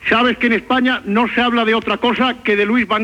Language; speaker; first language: Spanish; native; Spanish